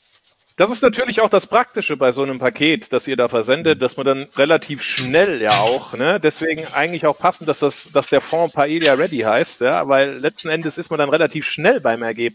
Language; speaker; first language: German; native; German